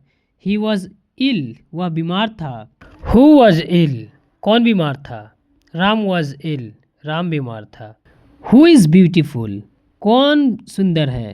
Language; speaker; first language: Hindi; native; Hindi